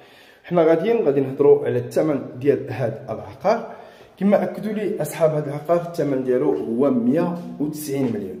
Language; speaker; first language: Arabic; native; Arabic